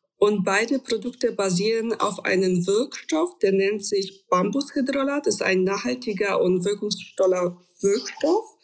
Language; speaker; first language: German; non-native, fluent; Polish